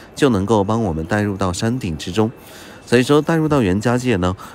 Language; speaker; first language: Chinese; native; Chinese